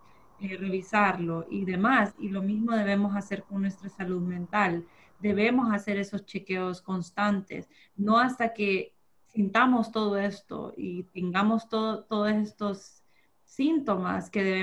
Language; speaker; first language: Spanish; early bilingual, heritage; Spanish